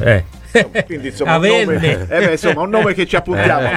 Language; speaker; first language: Italian; native; Italian